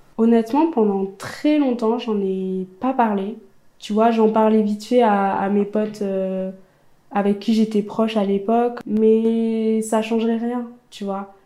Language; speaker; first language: French; early bilingual, other home language; Amharic